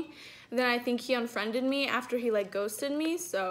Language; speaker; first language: English; native; English